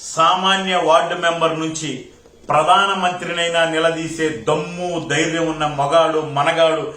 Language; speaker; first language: Telugu; native; Telugu